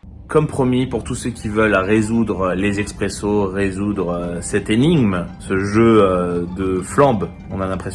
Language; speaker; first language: French; native; French